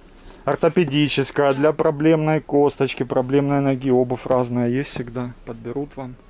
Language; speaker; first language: Russian; native; Russian